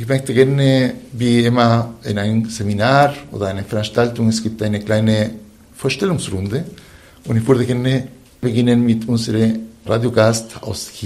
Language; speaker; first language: German; non-native, fluent; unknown